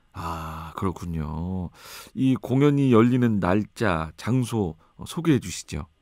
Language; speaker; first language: Korean; native; Korean